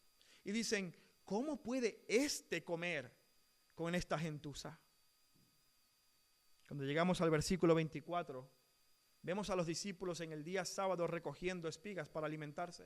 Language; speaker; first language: Spanish; native; Spanish